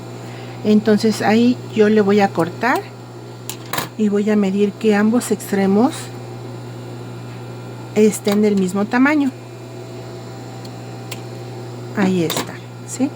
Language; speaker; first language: Spanish; native; Spanish